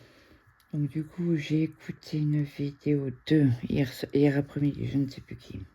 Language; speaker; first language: French; native; French